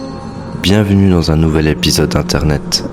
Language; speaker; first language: French; native; French